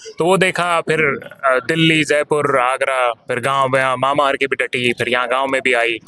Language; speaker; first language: Hindi; native; Hindi